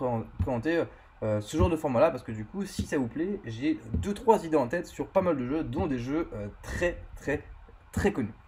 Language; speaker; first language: French; native; French